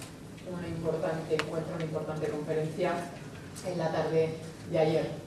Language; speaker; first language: Spanish; native; Spanish